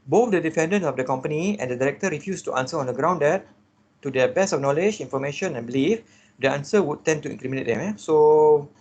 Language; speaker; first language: English; non-native, local second language; Malay